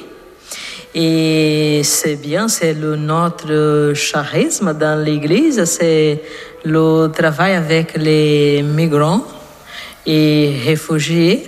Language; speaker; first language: French; non-native, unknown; Portuguese